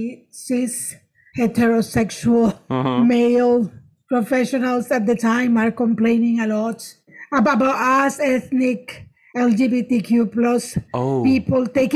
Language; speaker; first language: English; non-native, fluent; Spanish